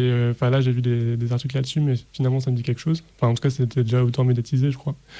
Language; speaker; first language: French; native; French